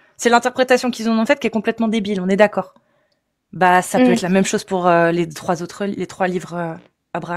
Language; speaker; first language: French; native; French